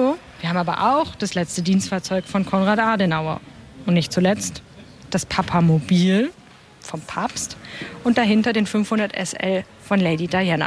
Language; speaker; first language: German; native; German